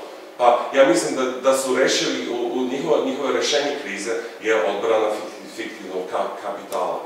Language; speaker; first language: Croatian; non-native, fluent; English